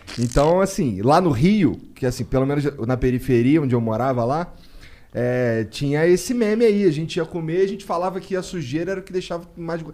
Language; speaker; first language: Portuguese; native; Portuguese